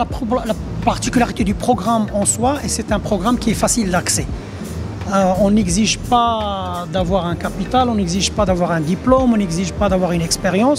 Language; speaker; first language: French; non-native, local second language; Arabic